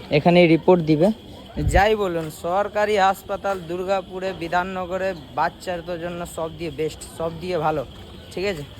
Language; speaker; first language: Bangla; non-native, learner; Hindi